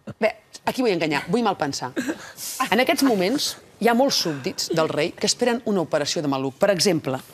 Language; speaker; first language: Catalan; native; Catalan